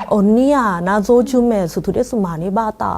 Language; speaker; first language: Korean; non-native, learner; Vietnamese